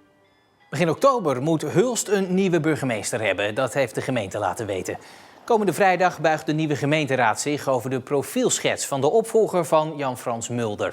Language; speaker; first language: Dutch; native; Dutch